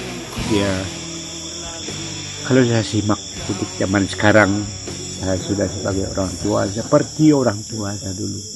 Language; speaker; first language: Indonesian; non-native, local second language; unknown